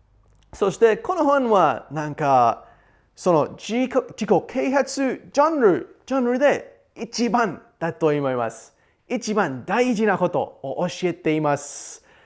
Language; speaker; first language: Japanese; non-native, learner; English